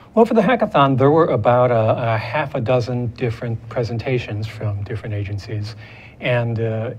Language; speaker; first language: English; native; English